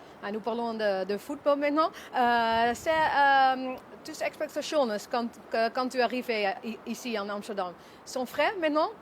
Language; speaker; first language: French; non-native, learner; Dutch